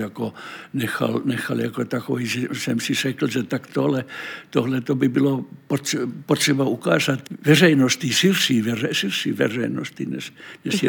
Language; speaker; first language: Czech; non-native, fluent; Finnish